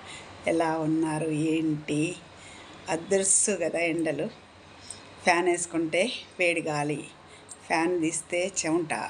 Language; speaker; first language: Telugu; native; Telugu